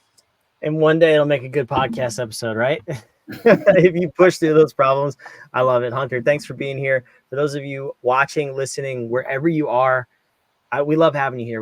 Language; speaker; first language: English; native; English